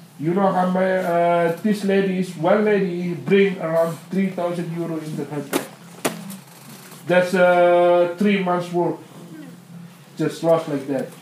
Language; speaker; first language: English; non-native, learner; Indonesian